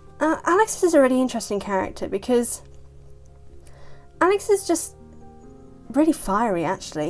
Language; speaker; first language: English; native; English